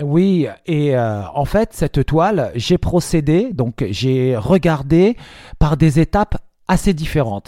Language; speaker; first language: French; native; French